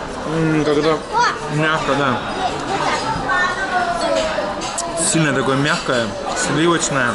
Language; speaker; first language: Russian; native; Russian